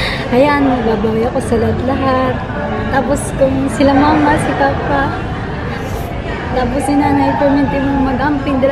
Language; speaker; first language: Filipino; non-native, local second language; Cebuano